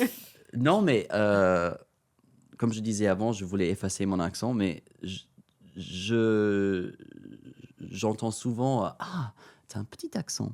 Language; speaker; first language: French; non-native, fluent; English